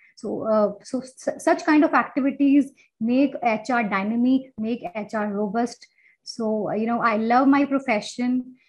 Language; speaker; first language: English; non-native, local second language; Hindi